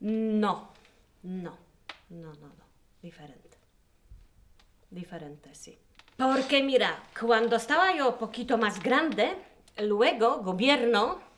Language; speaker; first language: Spanish; non-native, learner; Polish